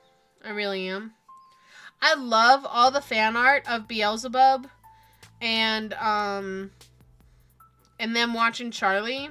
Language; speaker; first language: English; native; English